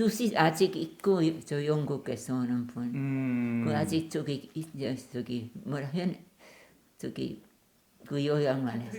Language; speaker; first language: Korean; non-native, learner; German